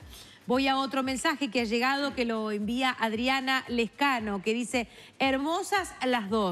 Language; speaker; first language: Spanish; native; Spanish